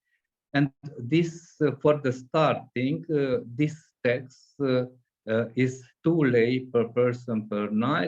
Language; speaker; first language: English; non-native, fluent; Hungarian